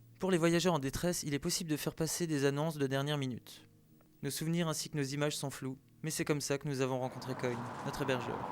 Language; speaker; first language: French; native; French